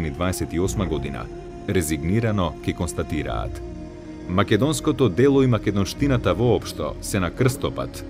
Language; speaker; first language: Macedonian; native; Macedonian